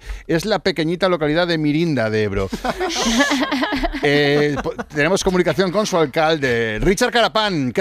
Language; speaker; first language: Spanish; native; Spanish